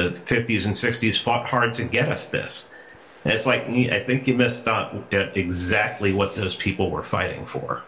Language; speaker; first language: English; native; English